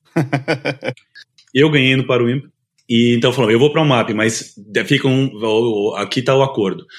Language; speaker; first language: Portuguese; native; Portuguese